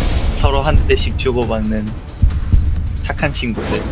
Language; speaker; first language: Korean; native; Korean